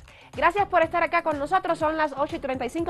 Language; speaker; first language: Spanish; native; Spanish